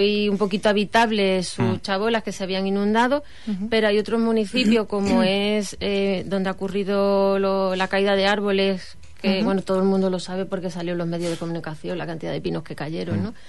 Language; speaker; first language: Spanish; native; Spanish